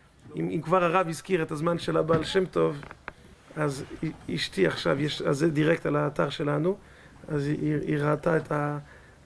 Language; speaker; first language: Hebrew; non-native, fluent; French